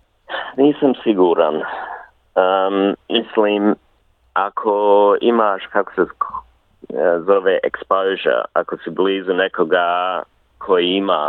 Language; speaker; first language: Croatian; early bilingual, heritage; Bosnian